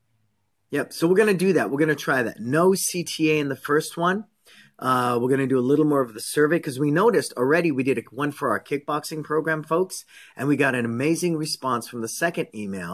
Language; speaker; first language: English; native; English